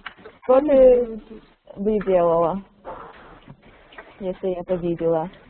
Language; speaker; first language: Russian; non-native, learner; English